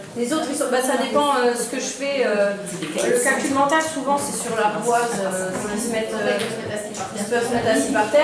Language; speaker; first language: French; native; French